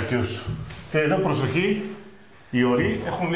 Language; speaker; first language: Greek; native; Greek